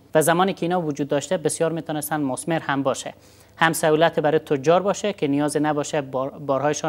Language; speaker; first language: Persian; native; Persian